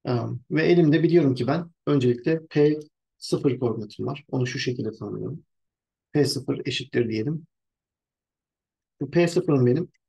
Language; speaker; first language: Turkish; native; Turkish